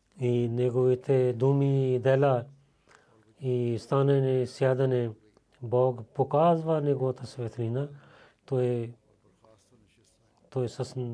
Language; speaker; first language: Bulgarian; non-native, learner; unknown